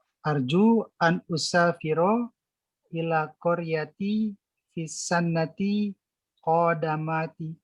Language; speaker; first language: Arabic; non-native, learner; Indonesian